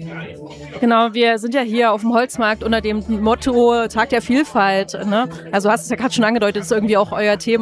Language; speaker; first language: German; native; German